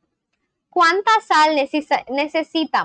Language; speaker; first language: Spanish; non-native, learner; English